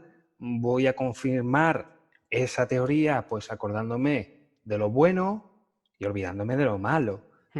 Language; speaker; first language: Spanish; native; Spanish